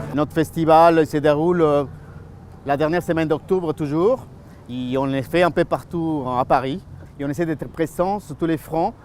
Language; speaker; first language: French; non-native, fluent; Spanish